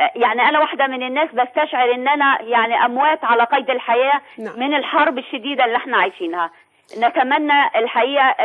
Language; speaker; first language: Arabic; native; Arabic